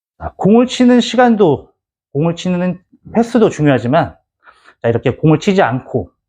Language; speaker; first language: Korean; native; Korean